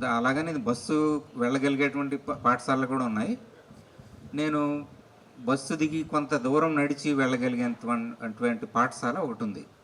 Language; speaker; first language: Telugu; non-native, local second language; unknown